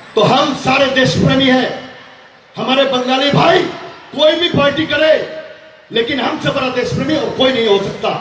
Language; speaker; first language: Hindi; non-native, local second language; Bangla